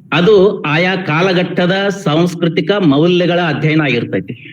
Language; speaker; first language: Kannada; native; Kannada